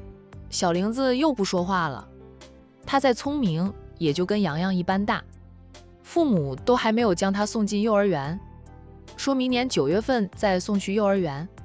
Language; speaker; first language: Chinese; native; Chinese